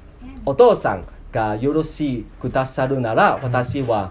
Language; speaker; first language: Japanese; non-native, learner; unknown